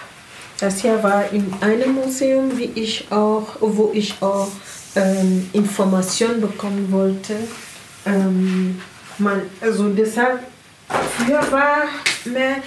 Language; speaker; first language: German; non-native, learner; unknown